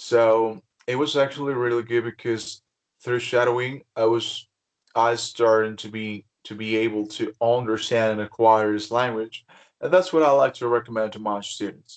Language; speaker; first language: English; non-native, fluent; Spanish